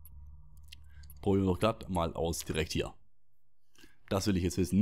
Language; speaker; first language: German; native; German